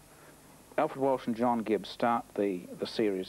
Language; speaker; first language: English; native; English